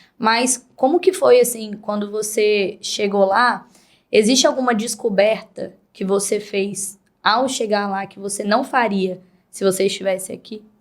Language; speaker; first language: Portuguese; native; Portuguese